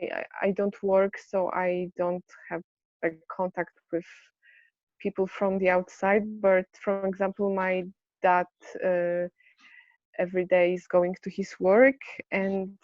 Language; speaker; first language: English; non-native, learner; Polish